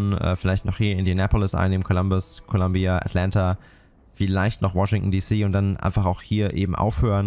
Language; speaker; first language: German; native; German